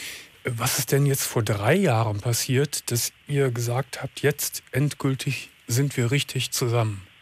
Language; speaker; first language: German; native; German